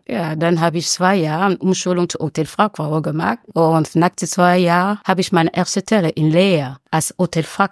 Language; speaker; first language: German; non-native, learner; French